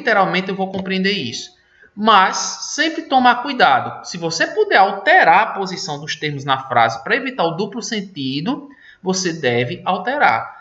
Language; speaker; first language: Portuguese; native; Portuguese